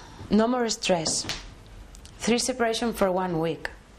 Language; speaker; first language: English; non-native, fluent; Spanish